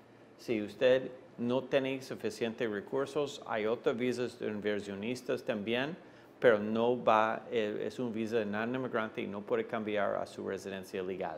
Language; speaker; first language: Spanish; non-native, fluent; English